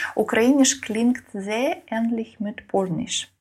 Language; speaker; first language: German; non-native, learner; Ukrainian